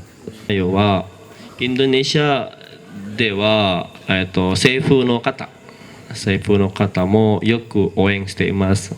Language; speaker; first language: Japanese; non-native, learner; Indonesian